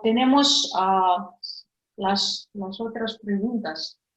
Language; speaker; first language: Spanish; non-native, fluent; Russian